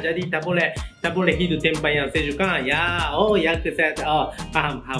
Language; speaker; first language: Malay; non-native, learner; Japanese